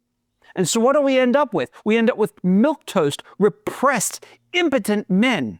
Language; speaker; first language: English; native; English